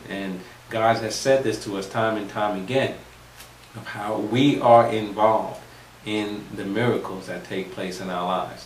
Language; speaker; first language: English; native; English